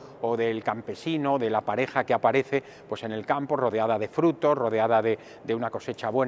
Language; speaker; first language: Spanish; native; Spanish